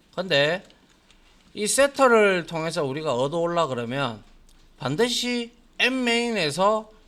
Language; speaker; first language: Korean; native; Korean